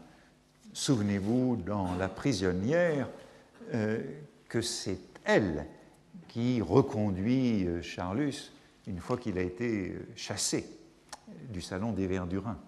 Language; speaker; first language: French; native; French